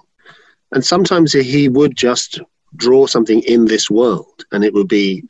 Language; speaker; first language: English; native; English